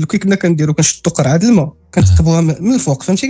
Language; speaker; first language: Arabic; native; Arabic